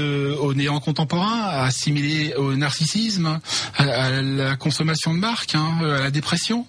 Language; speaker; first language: French; native; French